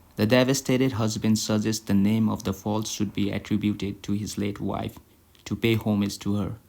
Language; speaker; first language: English; non-native, local second language; Nepali